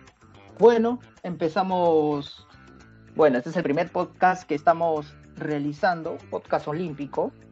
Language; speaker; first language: Spanish; native; Spanish